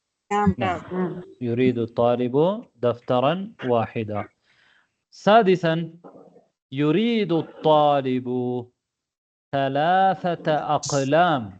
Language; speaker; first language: Arabic; non-native, fluent; Tamil